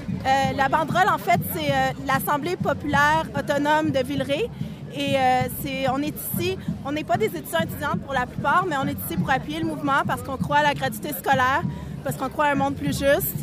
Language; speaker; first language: French; native; French